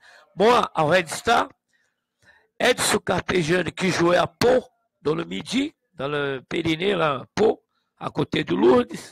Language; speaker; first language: French; non-native, learner; Portuguese